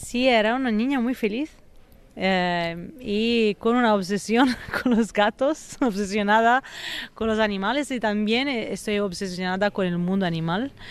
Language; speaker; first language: Spanish; non-native, fluent; Italian